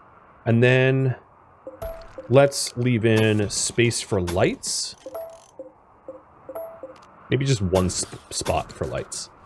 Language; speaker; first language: English; native; English